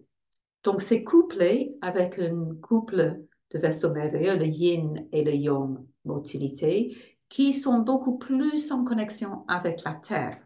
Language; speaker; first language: French; non-native, fluent; English